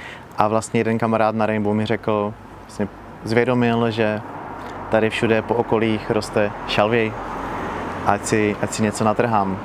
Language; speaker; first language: Czech; native; Czech